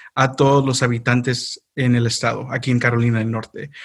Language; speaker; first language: Spanish; early bilingual, heritage; Spanish